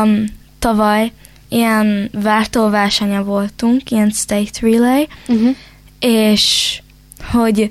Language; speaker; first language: Hungarian; early bilingual, heritage; Hungarian